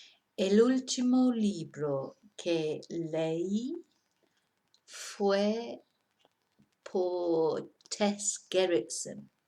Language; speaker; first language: Spanish; non-native, fluent; English